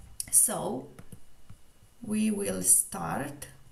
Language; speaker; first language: English; non-native, fluent; Romanian